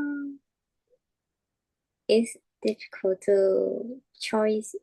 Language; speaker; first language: English; non-native, learner; Vietnamese